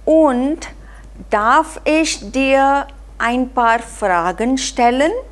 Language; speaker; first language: German; non-native, fluent; Hindi